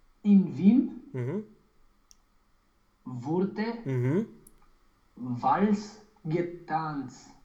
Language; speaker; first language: German; non-native, learner; Romanian